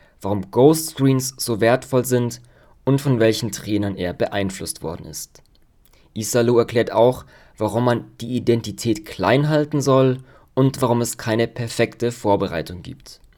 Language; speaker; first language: German; native; German